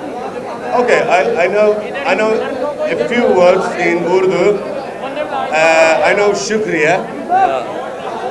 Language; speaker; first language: English; non-native, learner; Turkish